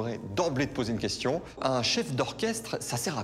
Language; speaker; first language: French; native; French